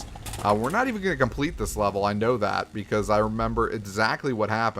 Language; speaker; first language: English; native; English